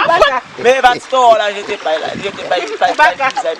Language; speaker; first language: Haitian Creole; native; Haitian Creole